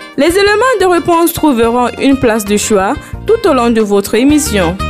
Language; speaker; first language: French; non-native, local second language; Fula